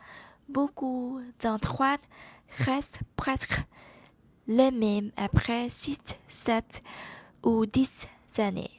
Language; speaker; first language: French; non-native, learner; Vietnamese